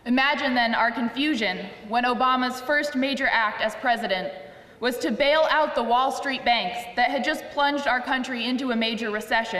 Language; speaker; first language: English; native; English